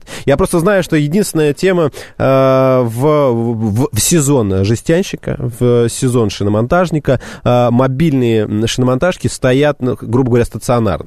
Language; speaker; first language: Russian; native; Russian